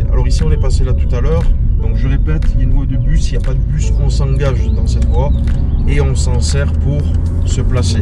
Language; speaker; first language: French; native; French